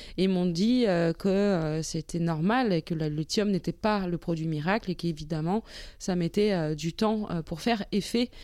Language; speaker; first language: French; native; French